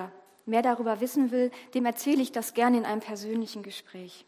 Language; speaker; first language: German; native; German